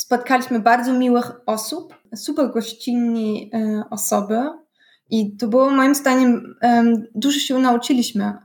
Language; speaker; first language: Polish; non-native, learner; German